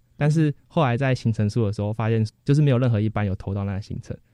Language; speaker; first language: Chinese; native; Chinese